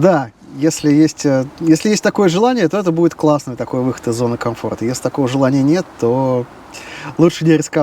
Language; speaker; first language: Russian; native; Russian